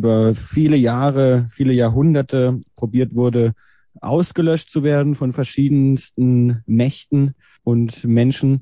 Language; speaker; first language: German; native; German